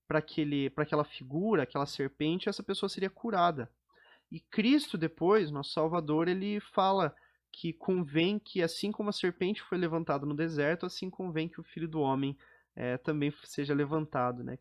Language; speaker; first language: Portuguese; native; Portuguese